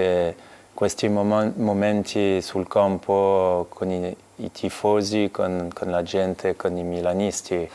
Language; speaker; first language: Italian; non-native, fluent; French